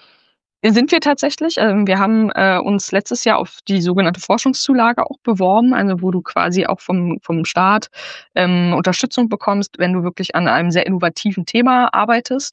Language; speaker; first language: German; native; German